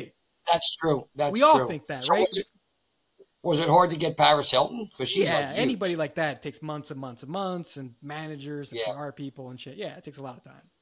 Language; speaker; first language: English; native; English